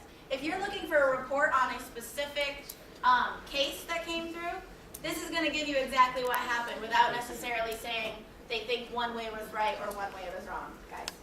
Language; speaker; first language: English; native; English